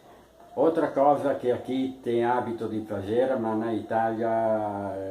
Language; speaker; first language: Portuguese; non-native, fluent; Italian